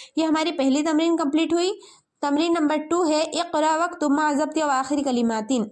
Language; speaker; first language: Urdu; native; Urdu